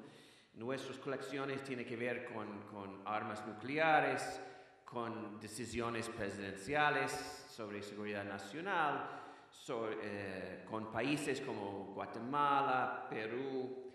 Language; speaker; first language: Spanish; non-native, fluent; English